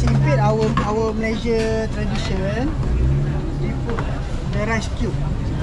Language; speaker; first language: English; non-native, learner; Malay